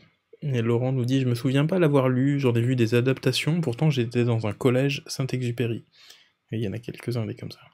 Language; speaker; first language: French; native; French